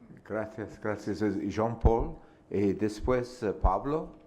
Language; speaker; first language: Spanish; non-native, learner; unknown